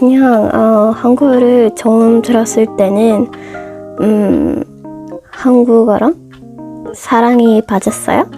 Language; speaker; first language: Korean; non-native, learner; English